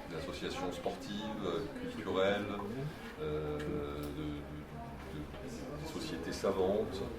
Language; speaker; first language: French; native; French